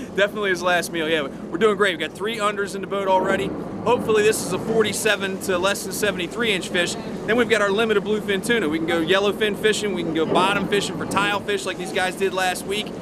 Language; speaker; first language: English; native; English